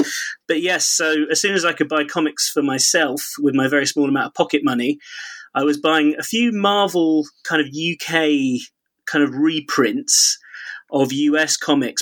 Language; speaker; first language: English; native; English